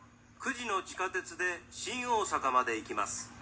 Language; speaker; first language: Japanese; non-native, learner; Filipino